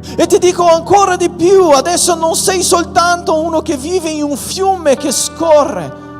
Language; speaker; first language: Italian; non-native, fluent; Portuguese